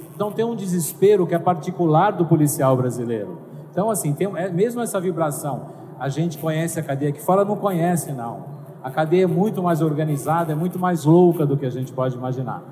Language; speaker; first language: Portuguese; native; Portuguese